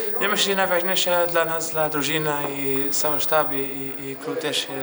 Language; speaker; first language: Polish; non-native, learner; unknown